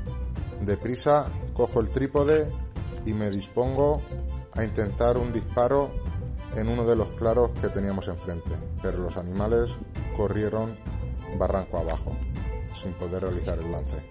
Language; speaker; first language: Spanish; native; Spanish